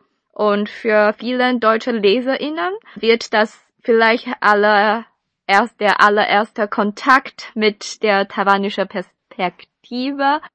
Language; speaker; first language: German; non-native, fluent; Chinese